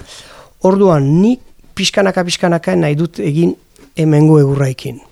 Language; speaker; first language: Basque; non-native, learner; French